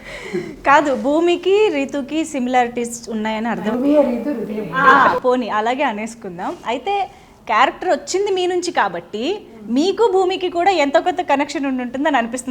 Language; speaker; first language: Telugu; native; Telugu